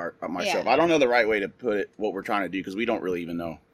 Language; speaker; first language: English; native; English